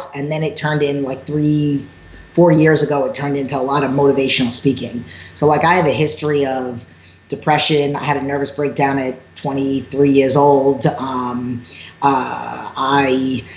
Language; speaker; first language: English; native; English